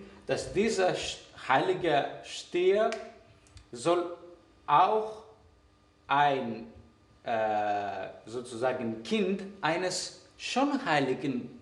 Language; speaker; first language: German; non-native, fluent; Greek